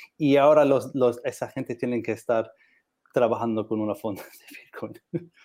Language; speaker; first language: Spanish; non-native, learner; English